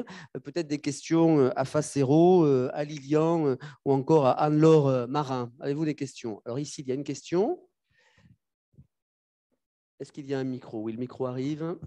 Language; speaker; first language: French; native; French